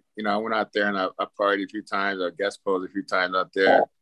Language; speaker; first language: English; native; English